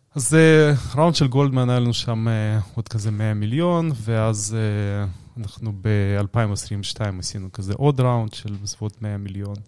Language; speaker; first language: Hebrew; native; Hebrew